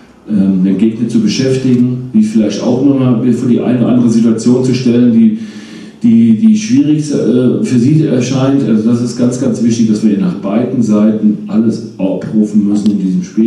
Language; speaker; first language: German; native; German